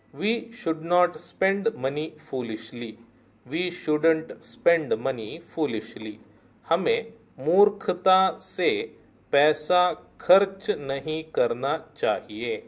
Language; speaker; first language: Hindi; native; Hindi